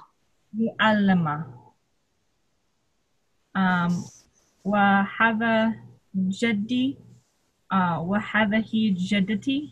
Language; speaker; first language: Arabic; non-native, learner; English